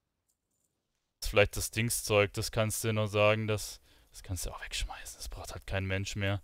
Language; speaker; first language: German; native; German